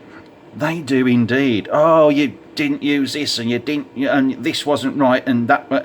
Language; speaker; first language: English; native; English